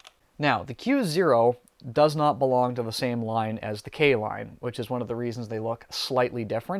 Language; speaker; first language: English; native; English